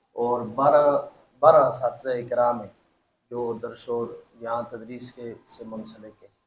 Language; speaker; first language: Urdu; non-native, local second language; Pahari-Potwari